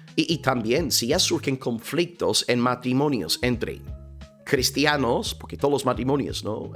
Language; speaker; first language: Spanish; non-native, fluent; English